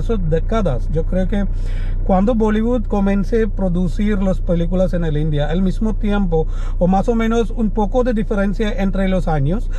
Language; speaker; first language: Spanish; non-native, learner; Malayalam